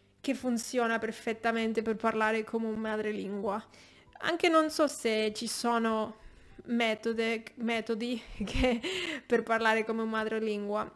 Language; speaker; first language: Italian; non-native, fluent; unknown